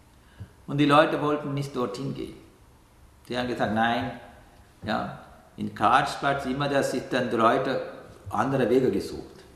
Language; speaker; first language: German; non-native, fluent; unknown